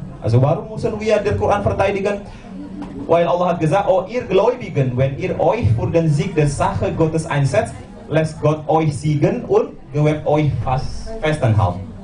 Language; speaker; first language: German; non-native, learner; Indonesian